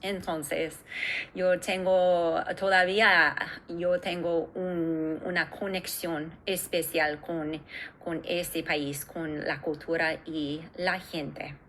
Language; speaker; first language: Spanish; non-native, fluent; English